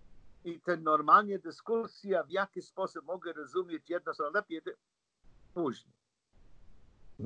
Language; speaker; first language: Polish; non-native, learner; English